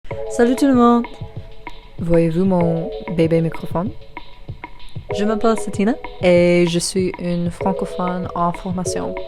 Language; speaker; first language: French; non-native, learner; English